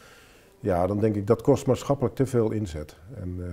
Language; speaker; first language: Dutch; native; Dutch